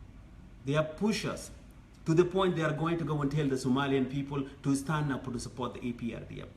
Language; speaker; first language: English; non-native, fluent; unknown